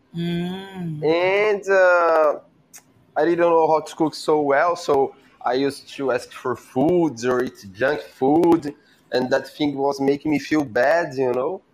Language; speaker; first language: English; non-native, learner; Portuguese